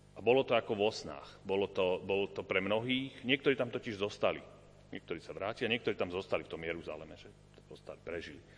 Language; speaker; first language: Slovak; native; Slovak